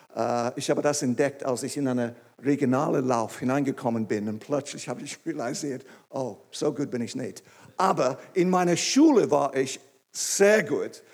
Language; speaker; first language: German; non-native, fluent; English